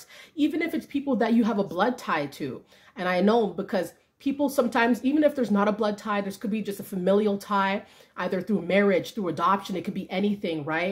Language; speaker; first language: English; native; English